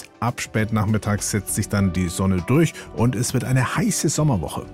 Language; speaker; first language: German; native; German